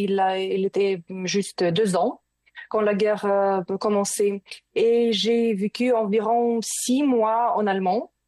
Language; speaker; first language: French; non-native, learner; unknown